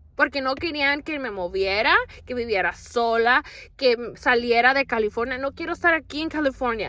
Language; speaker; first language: Spanish; early bilingual, heritage; Spanish